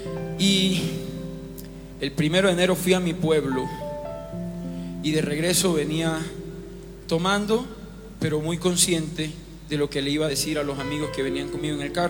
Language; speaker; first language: Spanish; native; Spanish